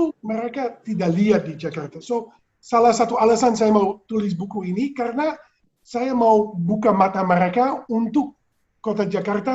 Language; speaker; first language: Indonesian; non-native, fluent; Dutch